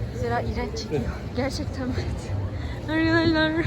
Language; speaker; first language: Turkish; native; Turkish